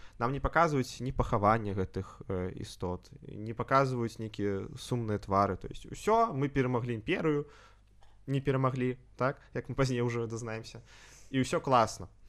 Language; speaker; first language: Belarusian; non-native, local second language; Russian